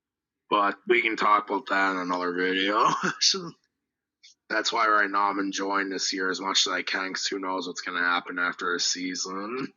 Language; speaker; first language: English; native; English